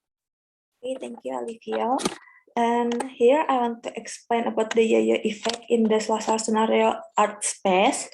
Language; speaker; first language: English; non-native, learner; Indonesian